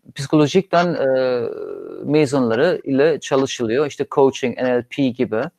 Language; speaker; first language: Turkish; non-native, fluent; German